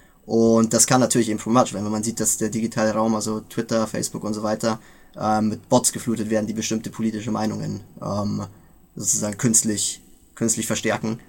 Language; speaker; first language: German; native; German